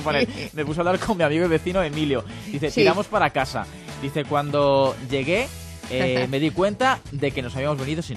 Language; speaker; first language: Spanish; native; Spanish